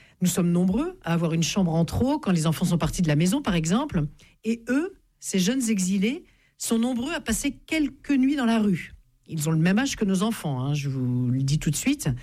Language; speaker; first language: French; native; French